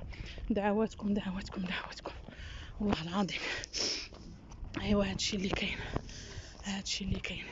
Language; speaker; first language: Arabic; native; Arabic